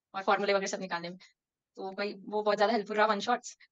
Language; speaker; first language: Hindi; non-native, local second language; Marathi